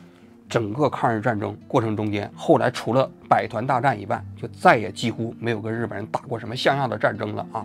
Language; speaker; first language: Chinese; native; Chinese